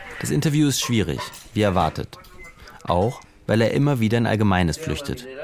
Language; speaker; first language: German; native; German